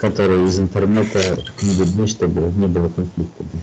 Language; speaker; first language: Russian; native; Russian